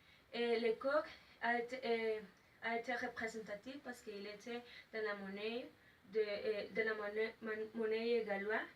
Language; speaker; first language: French; non-native, learner; Spanish